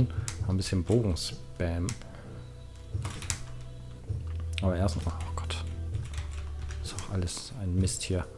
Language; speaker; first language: German; native; German